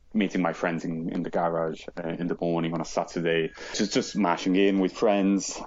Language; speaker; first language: English; non-native, fluent; Italian